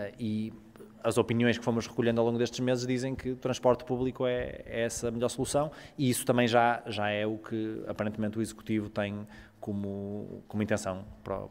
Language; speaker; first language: Portuguese; native; Portuguese